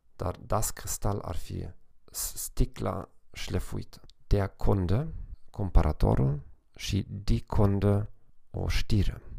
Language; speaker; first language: Romanian; non-native, fluent; German